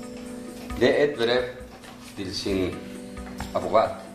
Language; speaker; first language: Swedish; non-native, learner; Spanish